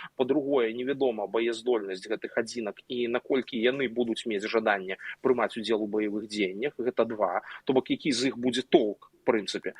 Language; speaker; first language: Belarusian; non-native, local second language; Russian